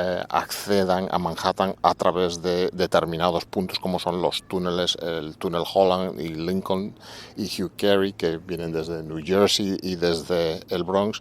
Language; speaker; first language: Spanish; native; Spanish